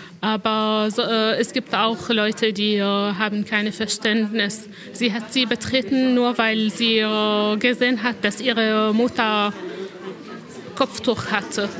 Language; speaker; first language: German; non-native, learner; Arabic